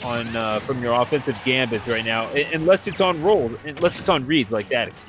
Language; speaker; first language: English; native; English